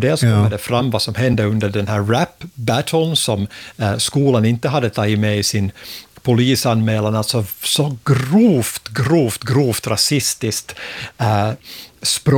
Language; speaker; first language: Swedish; native; Swedish